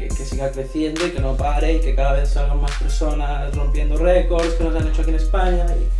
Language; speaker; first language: Spanish; early bilingual, other home language; English